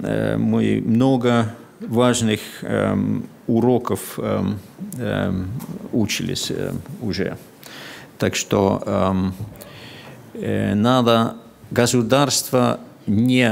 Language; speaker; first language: Russian; non-native, fluent; Finnish